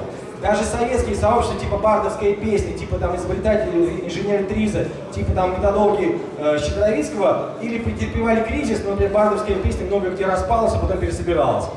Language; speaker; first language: Russian; native; Russian